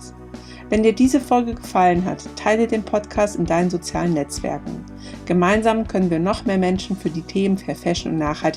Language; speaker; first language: German; native; German